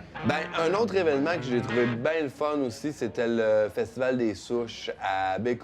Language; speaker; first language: French; native; French